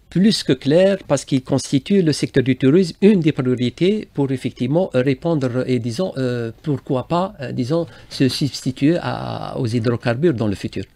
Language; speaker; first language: French; non-native, local second language; Arabic